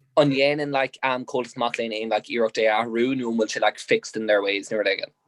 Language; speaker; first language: Irish; non-native, local second language; English